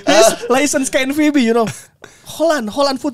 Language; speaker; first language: English; non-native, learner; Indonesian